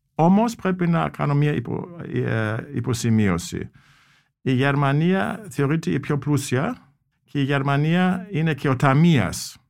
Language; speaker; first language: Greek; non-native, fluent; German